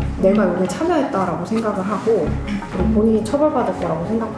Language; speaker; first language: Korean; native; Korean